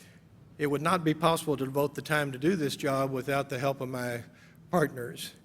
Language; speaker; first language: English; native; English